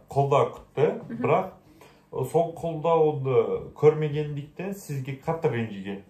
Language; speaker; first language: Kazakh; non-native, fluent; Azerbaijani